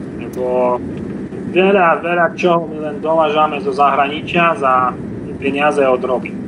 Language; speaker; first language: Slovak; non-native, fluent; Russian